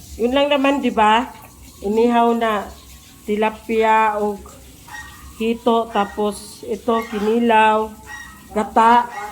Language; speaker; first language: Filipino; non-native, local second language; Cebuano